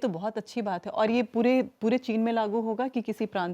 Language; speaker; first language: Hindi; native; Hindi